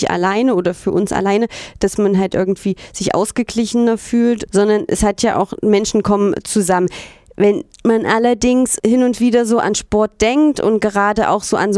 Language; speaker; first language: German; native; German